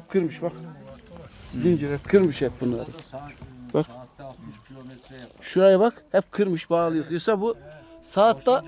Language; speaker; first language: Turkish; native; Turkish